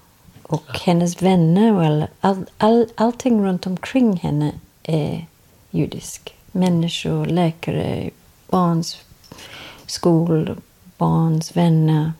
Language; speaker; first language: Swedish; non-native, fluent; English